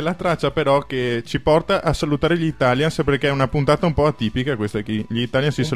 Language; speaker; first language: Italian; native; Italian